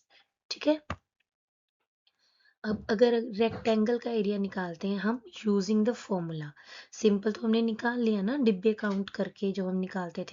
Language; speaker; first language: Hindi; native; Hindi